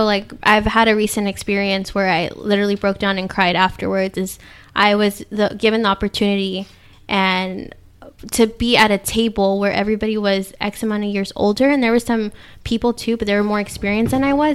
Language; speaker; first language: English; early bilingual, other home language; Spanish